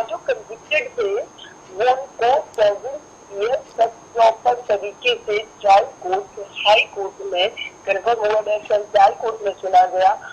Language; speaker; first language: Hindi; native; Hindi